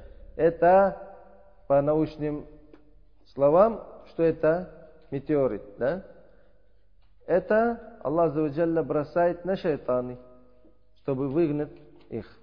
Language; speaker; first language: Russian; non-native, learner; Uzbek